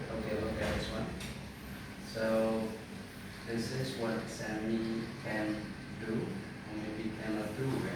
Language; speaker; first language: English; non-native, fluent; Indonesian